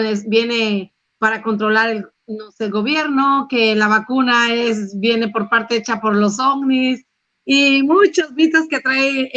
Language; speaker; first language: Spanish; native; Spanish